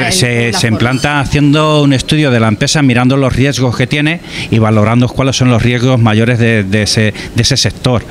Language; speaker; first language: Spanish; native; Spanish